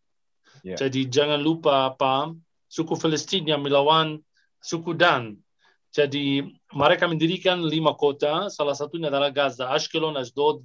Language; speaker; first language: Indonesian; non-native, fluent; Arabic